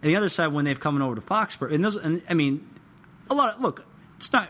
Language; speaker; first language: English; native; English